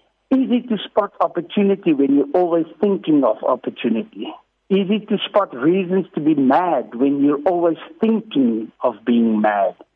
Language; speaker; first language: English; non-native, local second language; Afrikaans